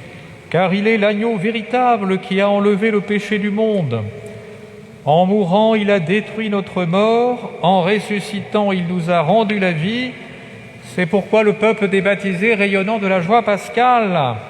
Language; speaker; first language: French; native; French